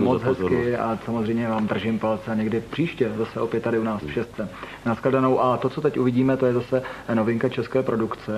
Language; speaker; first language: Czech; native; Czech